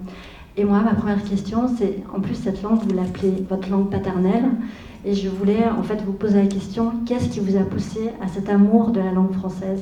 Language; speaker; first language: French; native; French